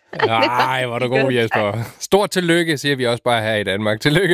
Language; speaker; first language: Danish; native; Danish